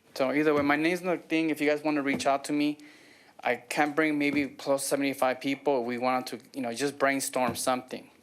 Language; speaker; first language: English; native; English